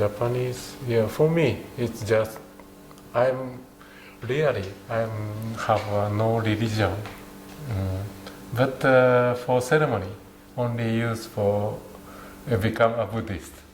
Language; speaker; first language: English; non-native, learner; Japanese